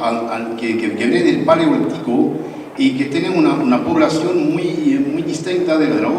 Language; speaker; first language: Spanish; non-native, learner; French